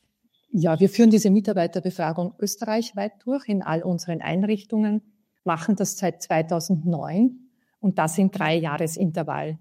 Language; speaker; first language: German; native; German